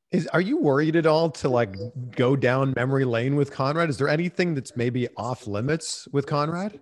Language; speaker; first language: English; native; English